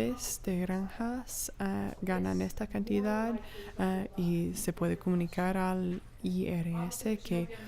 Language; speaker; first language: Spanish; non-native, fluent; English